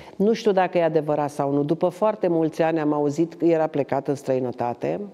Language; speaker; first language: Romanian; native; Romanian